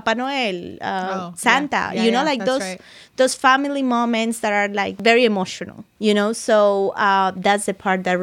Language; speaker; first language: English; non-native, fluent; Spanish